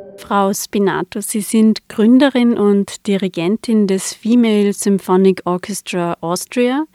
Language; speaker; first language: German; native; German